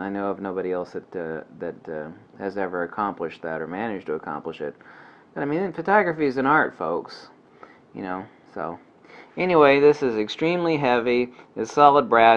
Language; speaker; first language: English; native; English